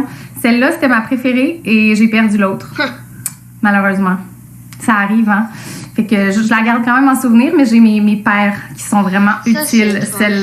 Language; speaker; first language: French; native; French